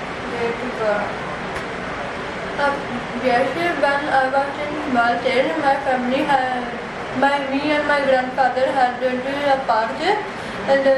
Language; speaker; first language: English; non-native, learner; Punjabi